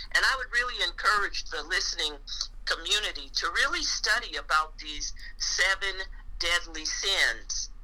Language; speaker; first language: English; native; English